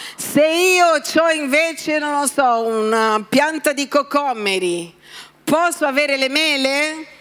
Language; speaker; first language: Italian; non-native, fluent; Portuguese